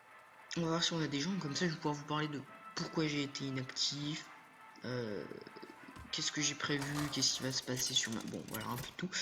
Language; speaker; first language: French; native; French